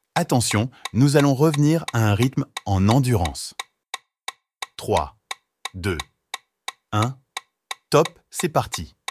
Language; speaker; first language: French; native; French